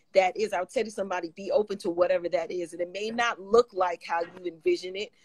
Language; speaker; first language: English; native; English